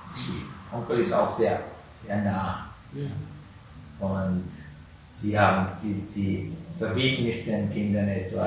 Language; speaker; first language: German; non-native, learner; Sinhala